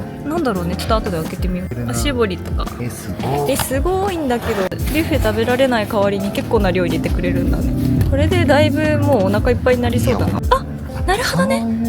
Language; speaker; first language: Japanese; native; Japanese